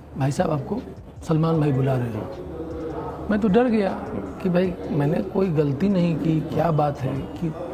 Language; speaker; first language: Hindi; non-native, local second language; Bhojpuri